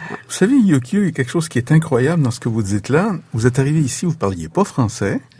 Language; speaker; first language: French; native; French